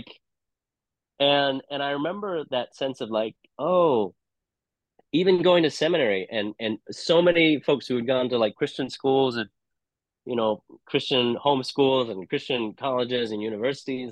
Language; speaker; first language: English; non-native, local second language; Cantonese